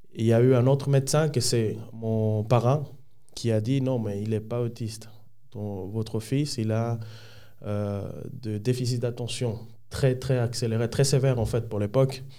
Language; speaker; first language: French; non-native, fluent; Spanish